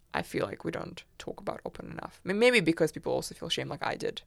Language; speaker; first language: English; non-native, fluent; Russian